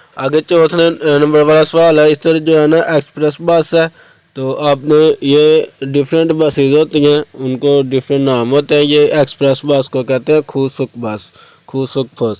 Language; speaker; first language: Urdu; non-native, local second language; Punjabi